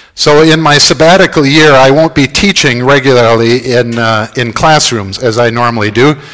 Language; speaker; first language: English; native; English